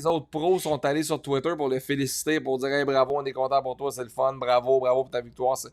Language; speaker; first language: French; native; French